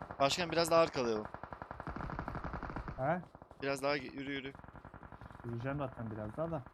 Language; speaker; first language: Turkish; native; Turkish